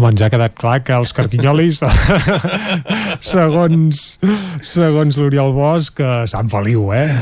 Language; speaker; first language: Catalan; native; Catalan